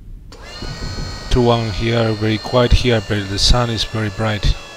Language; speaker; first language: English; non-native, learner; Spanish